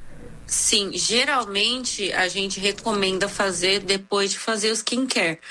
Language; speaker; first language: Portuguese; non-native, fluent; Korean